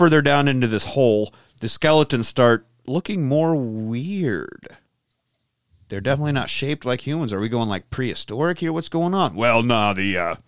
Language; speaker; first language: English; native; English